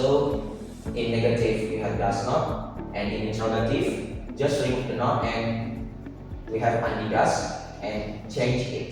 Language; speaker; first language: English; non-native, learner; Indonesian